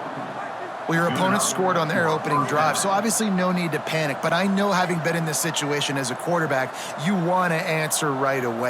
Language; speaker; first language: English; native; English